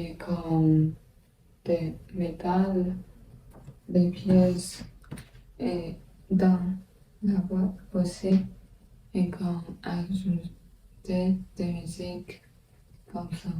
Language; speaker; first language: French; non-native, learner; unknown